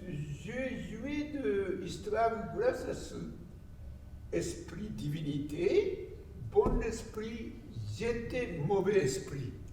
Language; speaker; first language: French; non-native, learner; Japanese